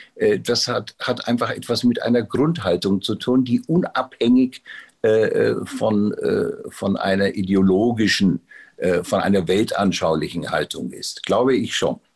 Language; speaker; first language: German; native; German